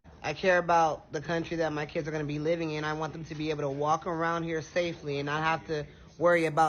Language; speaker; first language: English; native; English